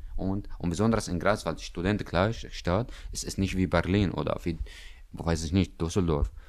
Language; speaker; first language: German; non-native, learner; Arabic